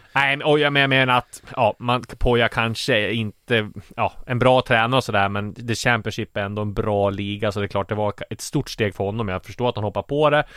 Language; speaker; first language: Swedish; native; Swedish